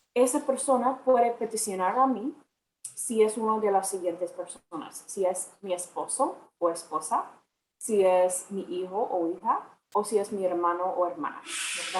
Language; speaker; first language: Spanish; non-native, fluent; English